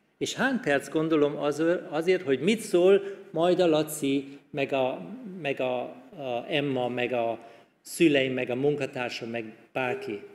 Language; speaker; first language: Hungarian; non-native, fluent; German